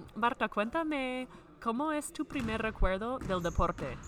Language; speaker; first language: Spanish; non-native, fluent; English